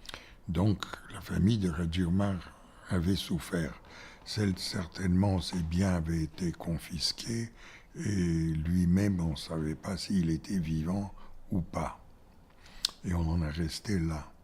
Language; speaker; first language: French; non-native, fluent; Bulgarian